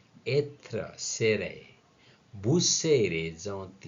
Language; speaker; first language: French; non-native, learner; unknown